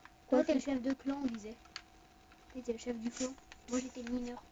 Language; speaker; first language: French; native; French